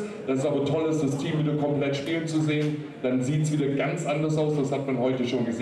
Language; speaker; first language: German; native; German